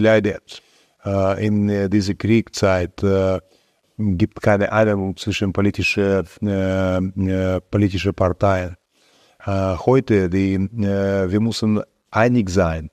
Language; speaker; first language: German; non-native, fluent; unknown